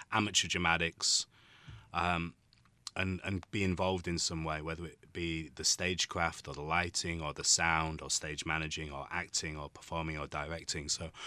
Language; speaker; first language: English; native; English